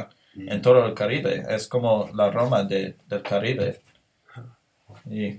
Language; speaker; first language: Spanish; non-native, learner; English